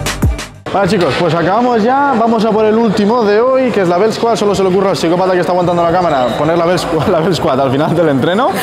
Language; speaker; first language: Spanish; native; Spanish